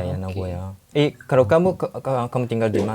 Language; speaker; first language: Indonesian; non-native, learner; Japanese